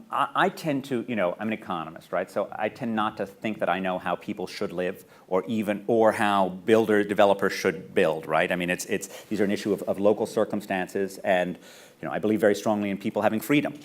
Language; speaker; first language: English; native; English